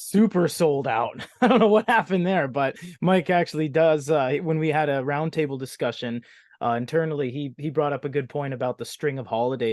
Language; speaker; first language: English; native; English